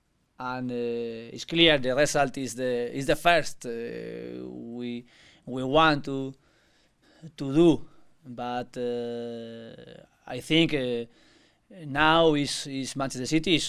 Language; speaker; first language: English; non-native, learner; Spanish